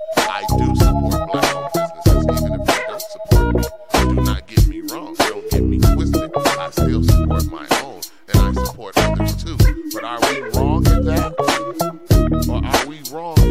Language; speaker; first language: English; native; English